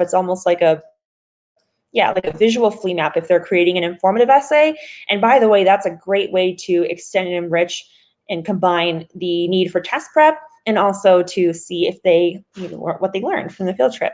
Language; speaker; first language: English; native; English